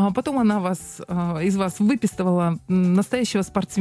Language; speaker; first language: Russian; native; Russian